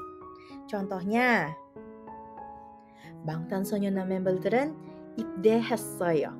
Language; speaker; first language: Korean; non-native, fluent; Indonesian